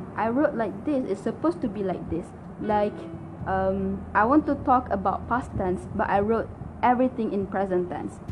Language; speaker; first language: English; non-native, local second language; Malay